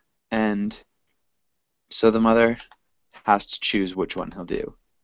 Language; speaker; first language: English; native; English